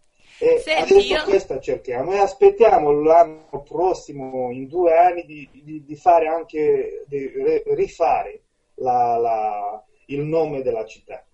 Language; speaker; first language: Italian; non-native, fluent; Romanian